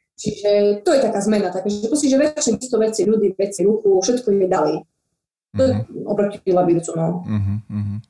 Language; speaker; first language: Slovak; non-native, local second language; Rusyn